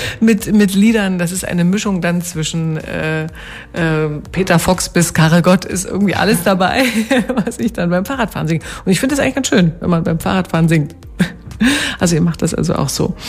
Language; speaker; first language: German; native; German